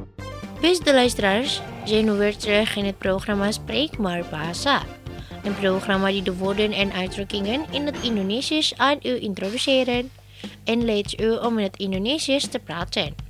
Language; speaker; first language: Dutch; non-native, fluent; Indonesian